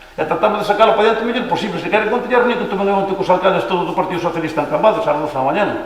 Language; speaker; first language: Spanish; non-native, local second language; Galician